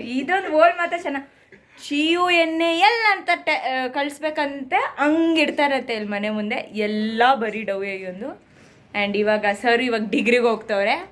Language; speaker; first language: Kannada; non-native, local second language; Tamil